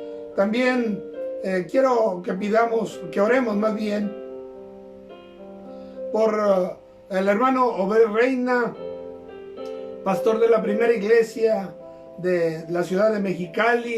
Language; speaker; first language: Spanish; native; Spanish